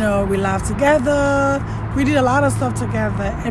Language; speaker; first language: English; non-native, local second language; Wolof